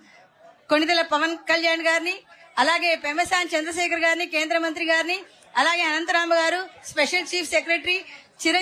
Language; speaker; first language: Telugu; native; Telugu